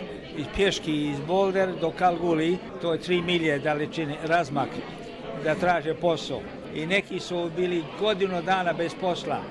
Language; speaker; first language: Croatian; early bilingual, heritage; Serbian